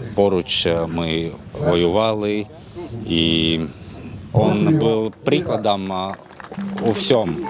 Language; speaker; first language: Ukrainian; non-native, learner; Latvian